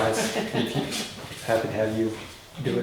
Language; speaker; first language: English; native; English